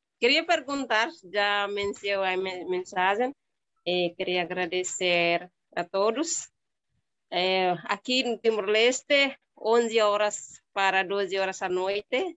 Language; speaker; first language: Portuguese; non-native, learner; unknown